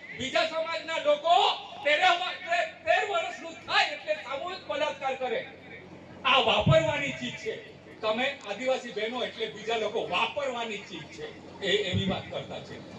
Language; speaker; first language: Gujarati; non-native, local second language; Vasavi